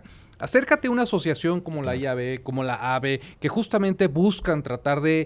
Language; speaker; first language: Spanish; native; Spanish